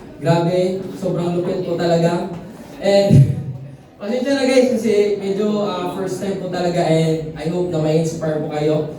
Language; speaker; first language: Filipino; non-native, local second language; Cebuano